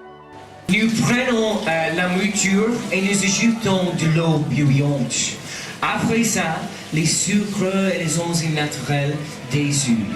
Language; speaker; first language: French; non-native, learner; English